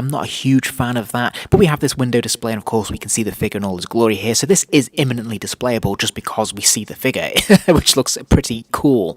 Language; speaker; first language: English; native; English